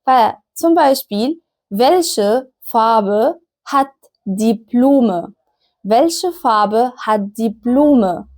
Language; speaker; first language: German; non-native, fluent; Arabic